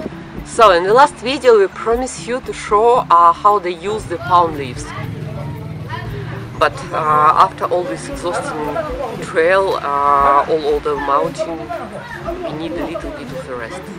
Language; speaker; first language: English; non-native, fluent; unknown